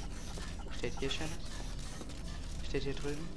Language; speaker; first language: German; native; German